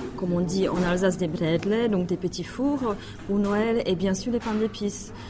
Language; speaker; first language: French; non-native, fluent; Czech